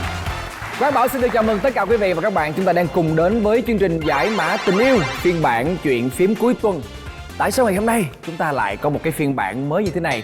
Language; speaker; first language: Vietnamese; native; Vietnamese